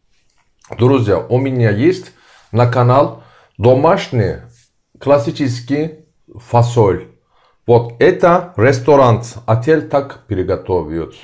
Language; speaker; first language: Russian; non-native, learner; Turkish